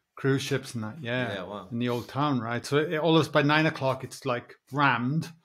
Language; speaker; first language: English; native; English